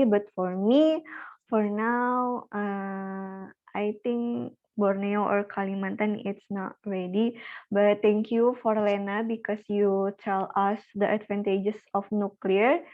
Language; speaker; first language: English; non-native, learner; Indonesian